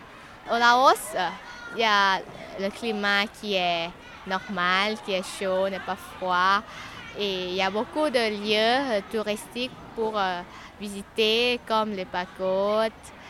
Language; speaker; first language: French; non-native, learner; Lao